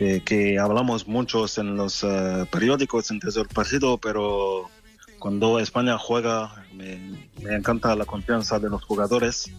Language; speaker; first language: Spanish; non-native, fluent; French